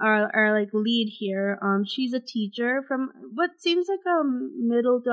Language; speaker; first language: English; non-native, local second language; Bangla